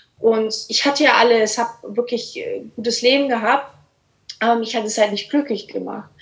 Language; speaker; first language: German; early bilingual, other home language; Portuguese